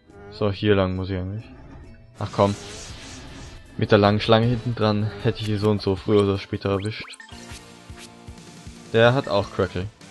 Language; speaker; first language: German; native; German